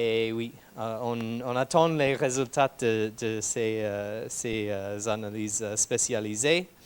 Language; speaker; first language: French; non-native, fluent; English